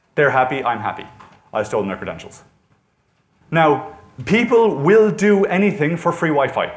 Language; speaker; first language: English; native; English